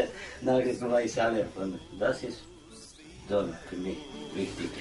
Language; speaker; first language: German; non-native, learner; Croatian